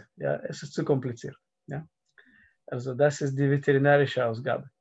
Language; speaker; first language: German; non-native, fluent; Russian